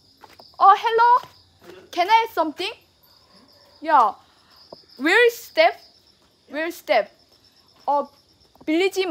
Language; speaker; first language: English; non-native, learner; Korean